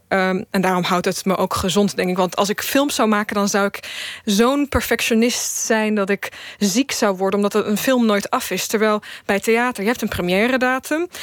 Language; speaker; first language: Dutch; early bilingual, other home language; Bosnian